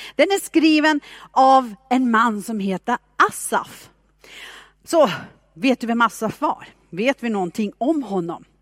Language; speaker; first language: Swedish; non-native, fluent; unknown